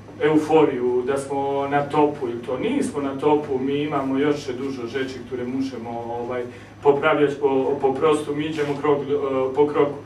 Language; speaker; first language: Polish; non-native, learner; Serbian